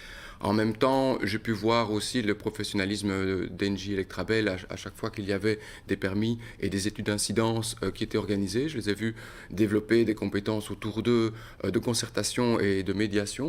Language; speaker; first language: French; native; French